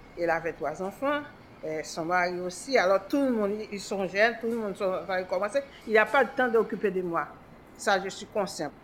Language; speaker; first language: French; non-native, local second language; Haitian Creole